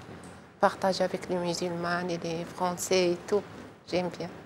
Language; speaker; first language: French; non-native, learner; Arabic